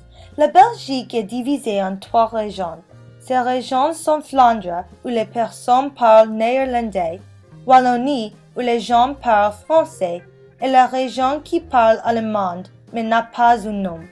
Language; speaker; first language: French; non-native, learner; English